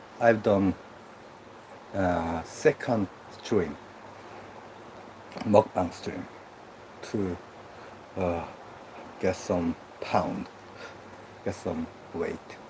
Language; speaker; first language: English; non-native, learner; Korean